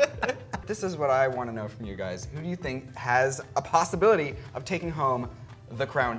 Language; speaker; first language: English; native; English